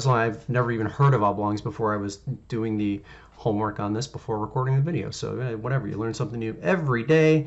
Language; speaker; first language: English; native; English